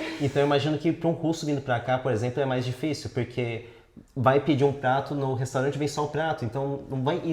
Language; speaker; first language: Portuguese; native; Portuguese